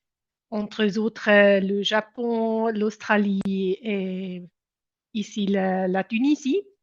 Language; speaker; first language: French; non-native, local second language; German